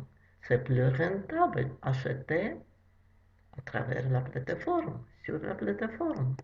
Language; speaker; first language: French; non-native, fluent; Russian